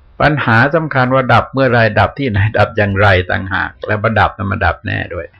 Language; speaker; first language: Thai; native; Thai